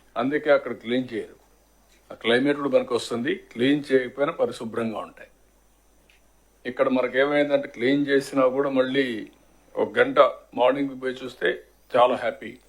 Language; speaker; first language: Telugu; native; Telugu